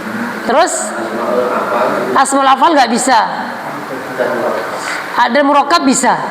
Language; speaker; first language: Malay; non-native, local second language; Javanese